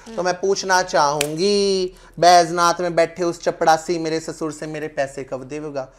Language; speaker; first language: Hindi; non-native, local second language; Punjabi